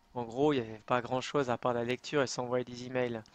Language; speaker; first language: French; native; French